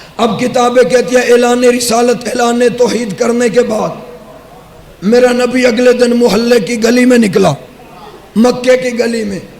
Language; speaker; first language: Urdu; native; Urdu